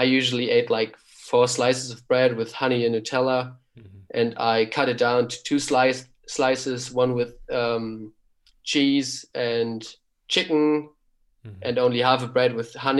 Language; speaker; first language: English; non-native, fluent; German